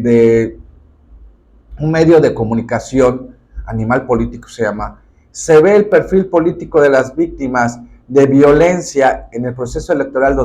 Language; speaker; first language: Spanish; native; Spanish